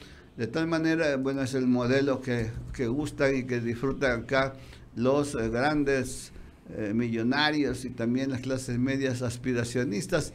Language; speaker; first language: Spanish; native; Spanish